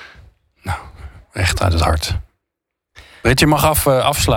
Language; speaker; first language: Dutch; native; Dutch